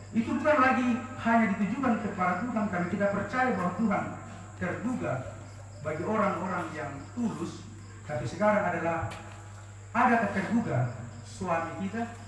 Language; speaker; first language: Indonesian; non-native, local second language; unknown